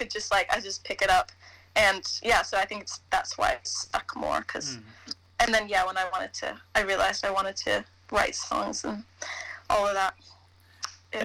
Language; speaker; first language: English; native; English